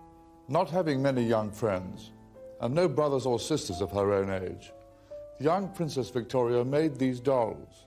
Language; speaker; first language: English; native; English